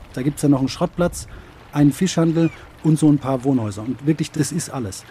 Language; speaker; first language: German; native; German